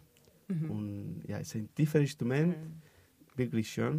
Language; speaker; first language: German; non-native, learner; Spanish